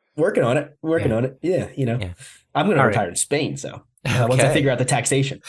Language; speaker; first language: English; native; English